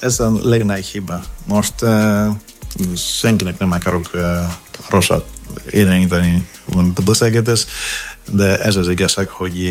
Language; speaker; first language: Hungarian; non-native, fluent; Greek